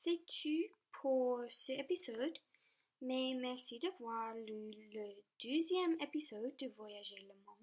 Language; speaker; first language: French; non-native, local second language; English